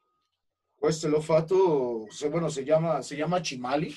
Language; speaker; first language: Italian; non-native, learner; Spanish